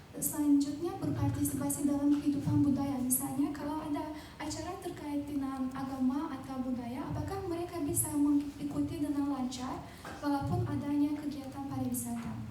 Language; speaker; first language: Indonesian; non-native, fluent; Azerbaijani